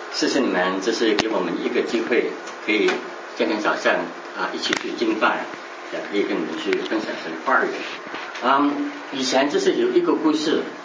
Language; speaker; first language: Chinese; non-native, local second language; Cantonese